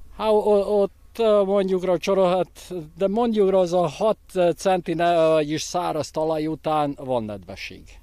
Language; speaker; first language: Hungarian; native; Hungarian